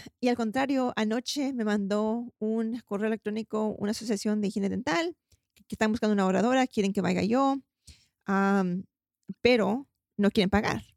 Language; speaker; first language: Spanish; early bilingual, heritage; Spanish